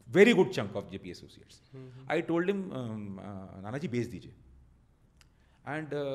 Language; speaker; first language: Hindi; non-native, local second language; Marwari